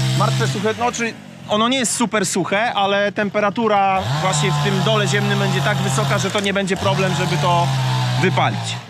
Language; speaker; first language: Polish; native; Polish